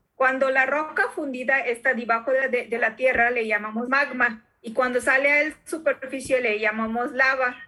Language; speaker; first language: Spanish; non-native, fluent; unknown